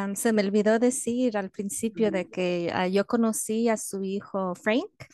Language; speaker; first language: Spanish; early bilingual, heritage; Spanish